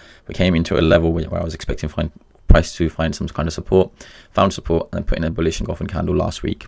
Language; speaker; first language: English; native; English